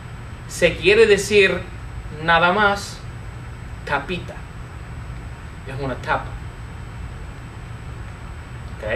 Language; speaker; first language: Spanish; non-native, fluent; English